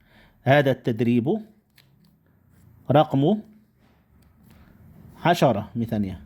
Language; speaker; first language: Arabic; non-native, fluent; Indonesian